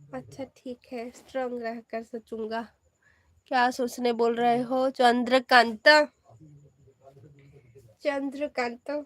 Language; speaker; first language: Hindi; non-native, learner; Bangla